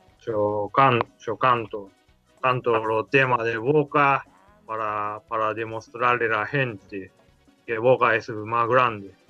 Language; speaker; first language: Spanish; non-native, learner; Japanese